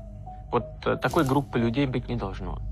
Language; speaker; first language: Russian; native; Russian